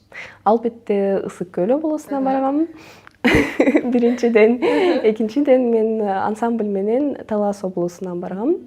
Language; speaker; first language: Kyrgyz; non-native, local second language; Russian